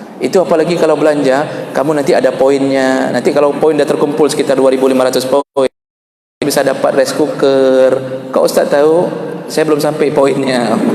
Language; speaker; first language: Malay; non-native, local second language; Achinese